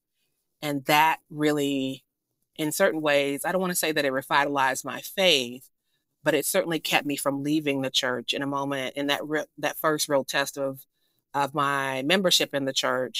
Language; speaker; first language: English; native; English